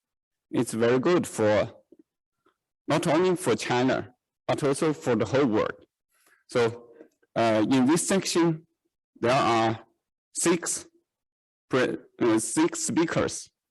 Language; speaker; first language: English; non-native, learner; Chinese